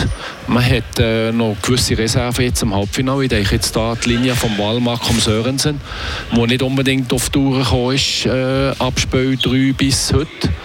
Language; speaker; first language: German; native; German